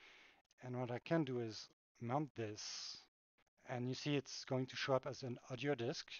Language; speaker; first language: English; non-native, fluent; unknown